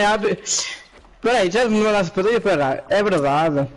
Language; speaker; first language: Portuguese; native; Portuguese